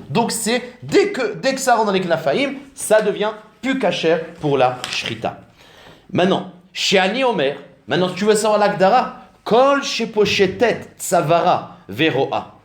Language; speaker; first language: French; native; French